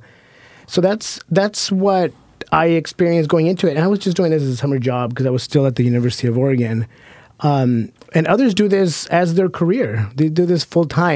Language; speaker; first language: English; native; English